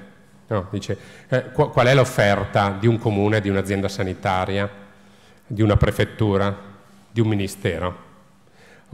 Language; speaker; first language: Italian; native; Italian